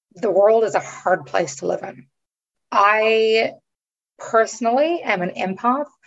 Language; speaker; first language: English; native; English